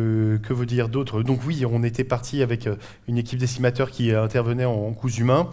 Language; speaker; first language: French; native; French